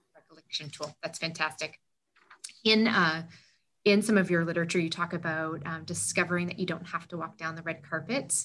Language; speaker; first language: English; native; English